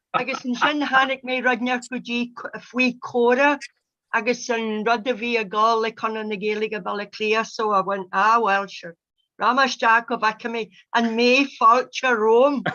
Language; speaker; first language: Irish; non-native, local second language; English